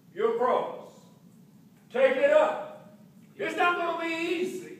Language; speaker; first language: English; native; English